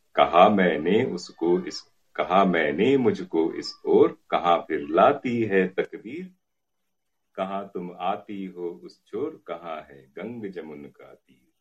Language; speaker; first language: Hindi; native; Hindi